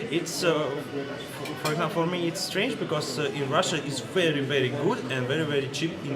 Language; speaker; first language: English; non-native, learner; Russian